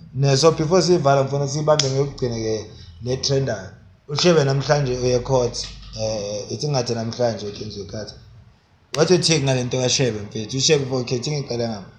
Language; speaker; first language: Zulu; native; Zulu